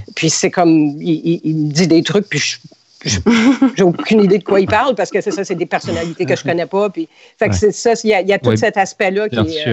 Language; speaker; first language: French; native; French